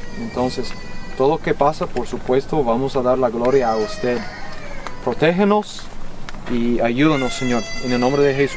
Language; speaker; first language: Spanish; non-native, fluent; English